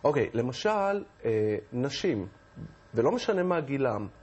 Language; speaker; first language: Hebrew; native; Hebrew